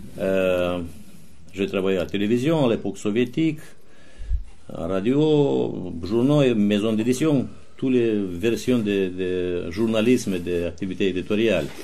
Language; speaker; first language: French; non-native, fluent; Romanian